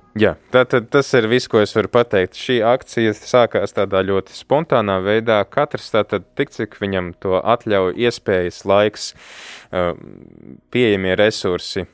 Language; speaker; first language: Latvian; native; Latvian